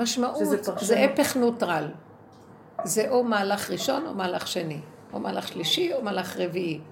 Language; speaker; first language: Hebrew; native; Hebrew